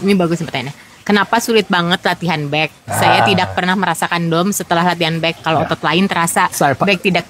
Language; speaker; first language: Indonesian; native; Indonesian